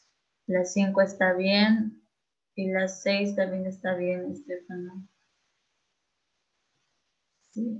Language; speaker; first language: Spanish; native; Spanish